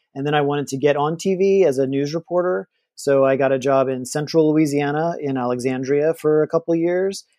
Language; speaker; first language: English; native; English